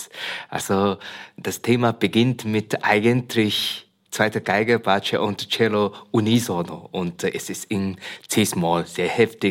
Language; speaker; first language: German; non-native, learner; Chinese